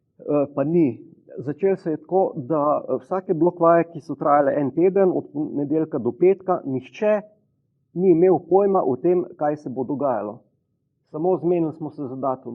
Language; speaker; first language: Slovenian; native; Slovenian